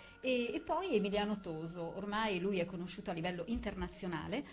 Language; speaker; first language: Italian; native; Italian